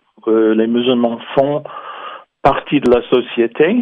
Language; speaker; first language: French; non-native, fluent; English